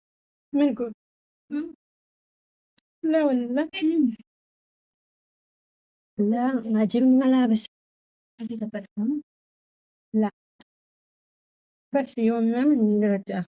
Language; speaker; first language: Arabic; non-native, learner; Amharic